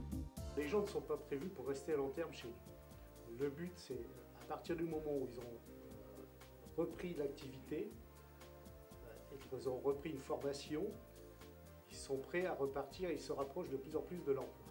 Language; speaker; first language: French; native; French